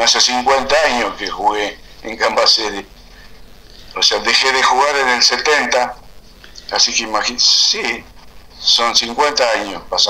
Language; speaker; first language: Spanish; native; Spanish